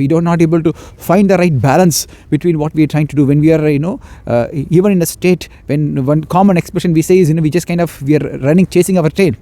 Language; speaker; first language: English; non-native, local second language; Tamil